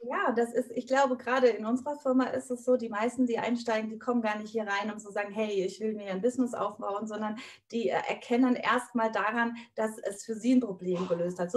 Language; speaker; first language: German; native; German